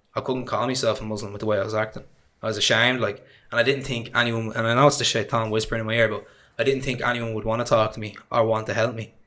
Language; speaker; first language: English; native; English